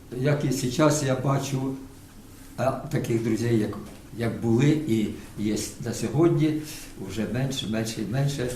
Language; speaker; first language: Ukrainian; non-native, local second language; Russian